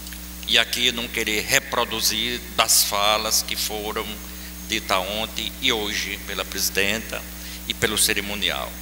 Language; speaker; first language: Portuguese; native; Portuguese